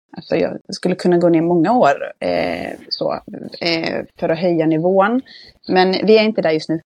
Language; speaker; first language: Swedish; native; Swedish